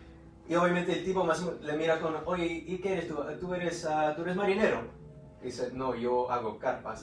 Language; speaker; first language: Spanish; early bilingual, heritage; Spanish